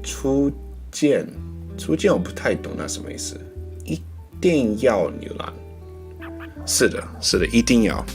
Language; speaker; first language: Chinese; non-native, learner; English